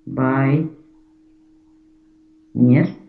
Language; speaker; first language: German; non-native, learner; Romanian